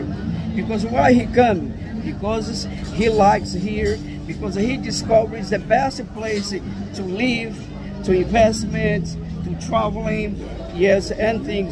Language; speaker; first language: English; non-native, learner; Portuguese